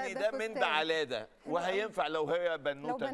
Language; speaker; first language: Arabic; native; Arabic